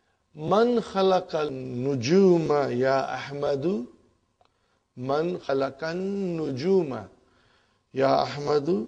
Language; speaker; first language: Arabic; non-native, fluent; Urdu